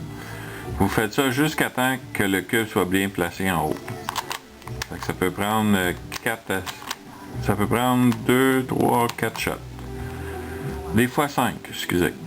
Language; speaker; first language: French; native; French